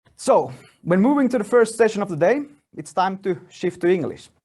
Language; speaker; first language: English; non-native, fluent; Finnish